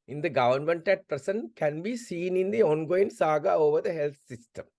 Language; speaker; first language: English; non-native, local second language; Sinhala